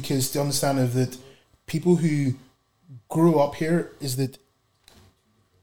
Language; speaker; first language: English; native; English